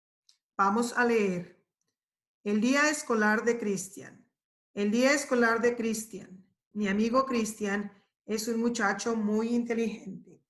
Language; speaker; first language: Spanish; non-native, fluent; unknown